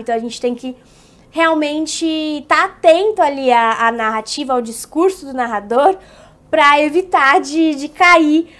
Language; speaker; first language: Portuguese; native; Portuguese